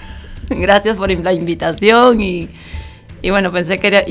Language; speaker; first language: Spanish; native; Spanish